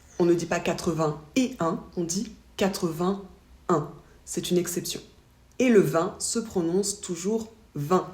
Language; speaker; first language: French; native; French